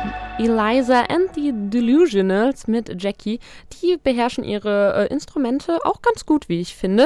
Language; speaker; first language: German; native; German